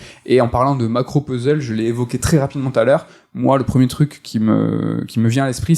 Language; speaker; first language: French; native; French